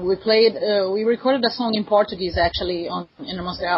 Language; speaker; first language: English; non-native, fluent; Portuguese